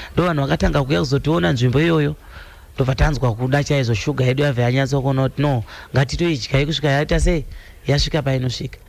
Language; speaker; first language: Shona; early bilingual, other home language; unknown